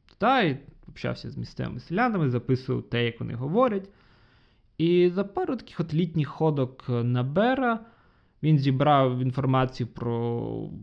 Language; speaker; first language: Ukrainian; non-native, local second language; Russian